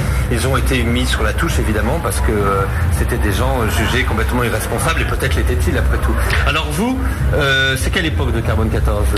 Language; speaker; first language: French; native; French